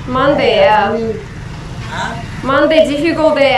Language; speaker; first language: English; non-native, fluent; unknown